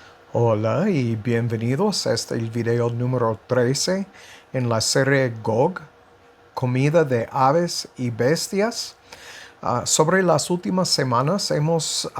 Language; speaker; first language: Spanish; non-native, fluent; English